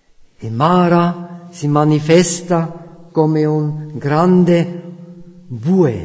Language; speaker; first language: Italian; non-native, fluent; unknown